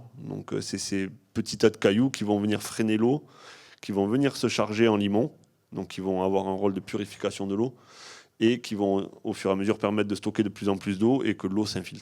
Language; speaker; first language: French; native; French